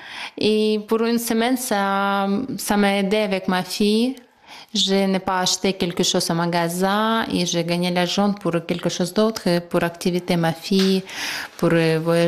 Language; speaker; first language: French; non-native, learner; Ukrainian